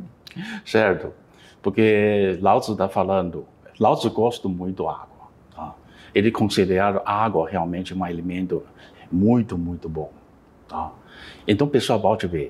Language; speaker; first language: Portuguese; non-native, learner; Chinese